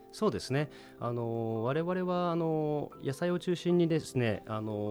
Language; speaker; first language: Japanese; native; Japanese